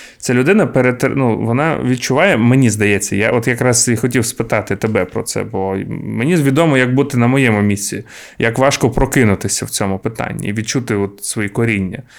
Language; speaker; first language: Ukrainian; non-native, local second language; Russian